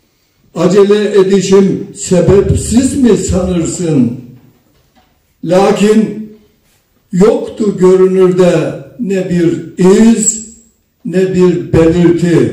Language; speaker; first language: Turkish; native; Turkish